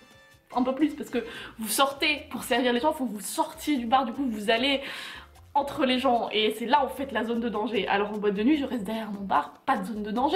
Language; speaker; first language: French; native; French